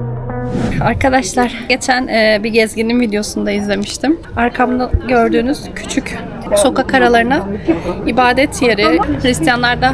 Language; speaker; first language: Turkish; native; Turkish